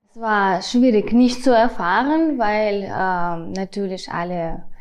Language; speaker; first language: German; non-native, fluent; Russian